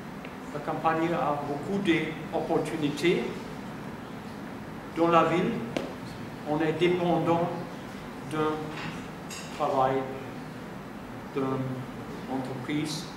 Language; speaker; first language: French; non-native, fluent; German